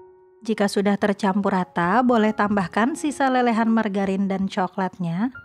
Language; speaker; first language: Indonesian; native; Indonesian